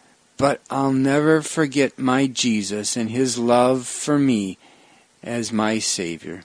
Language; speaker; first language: English; native; English